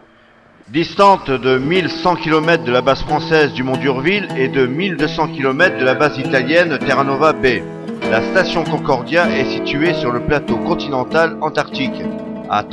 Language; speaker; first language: French; native; French